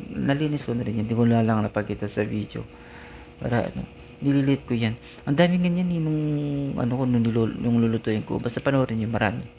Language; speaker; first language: Filipino; non-native, local second language; Iloko